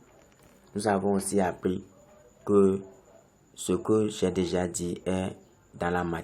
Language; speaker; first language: French; non-native, fluent; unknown